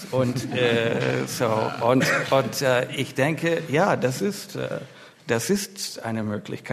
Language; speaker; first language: German; non-native, fluent; English